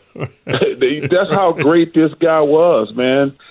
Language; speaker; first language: English; native; English